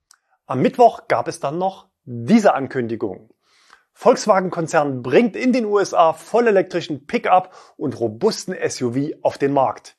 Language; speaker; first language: German; native; German